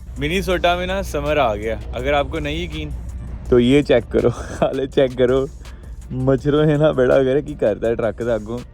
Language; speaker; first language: Urdu; non-native, local second language; Punjabi